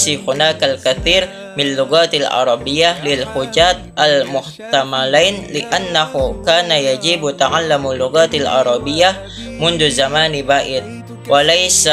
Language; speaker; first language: Arabic; non-native, learner; Indonesian